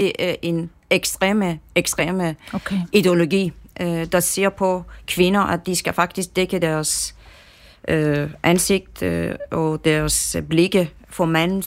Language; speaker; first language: Danish; non-native, fluent; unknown